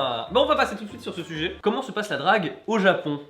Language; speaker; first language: French; native; French